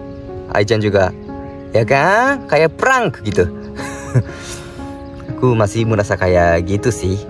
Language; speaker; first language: Indonesian; non-native, fluent; Japanese